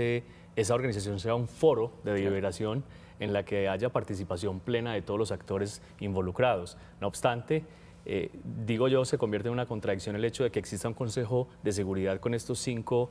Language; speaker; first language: Spanish; native; Spanish